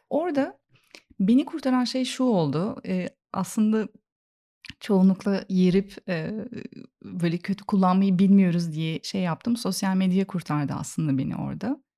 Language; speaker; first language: Turkish; native; Turkish